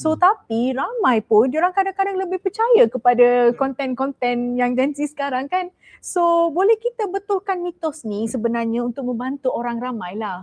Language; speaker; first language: Malay; native; Malay